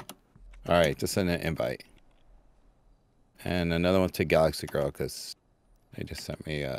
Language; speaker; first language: English; native; English